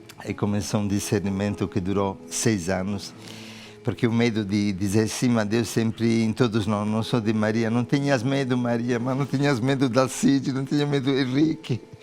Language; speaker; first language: Portuguese; non-native, fluent; Italian